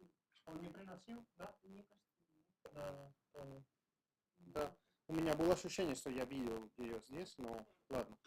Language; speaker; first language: Russian; non-native, learner; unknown